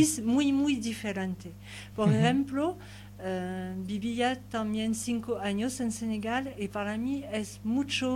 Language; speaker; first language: Spanish; non-native, learner; French